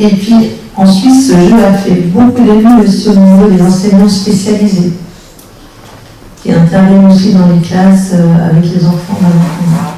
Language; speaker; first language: French; native; French